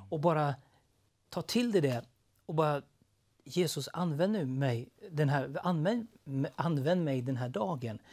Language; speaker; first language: Swedish; native; Swedish